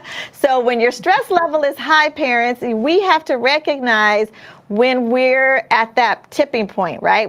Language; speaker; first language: English; native; English